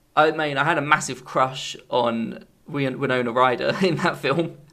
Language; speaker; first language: English; native; English